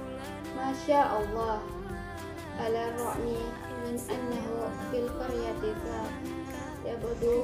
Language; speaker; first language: Arabic; non-native, learner; Indonesian